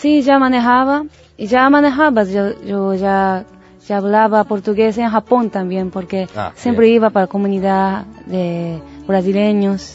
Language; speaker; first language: Spanish; non-native, learner; Japanese